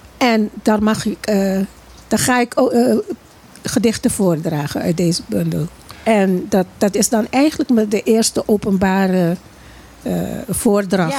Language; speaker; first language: Dutch; non-native, local second language; Papiamento